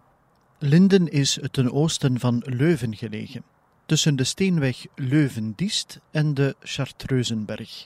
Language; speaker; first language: Dutch; native; Dutch